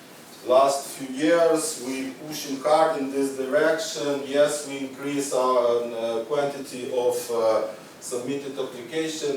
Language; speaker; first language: English; non-native, learner; Ukrainian